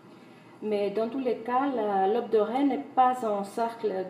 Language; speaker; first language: French; non-native, fluent; Greek